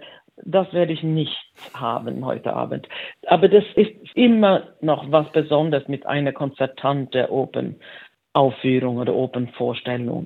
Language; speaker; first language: German; non-native, fluent; Swedish